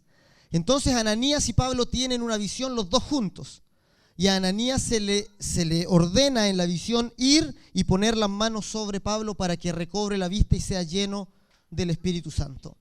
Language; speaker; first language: Spanish; native; Spanish